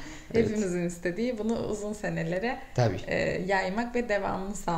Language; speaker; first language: Turkish; native; Turkish